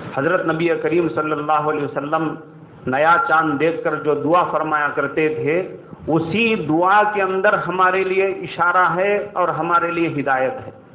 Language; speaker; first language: Urdu; native; Urdu